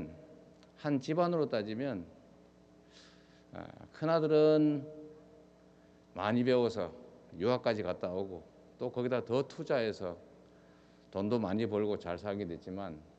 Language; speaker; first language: Korean; native; Korean